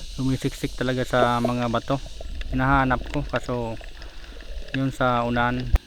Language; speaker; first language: Filipino; non-native, local second language; Bikol